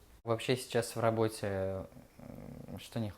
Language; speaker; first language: Russian; native; Russian